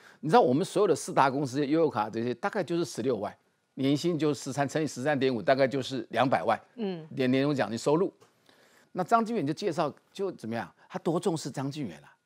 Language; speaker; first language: Chinese; native; Chinese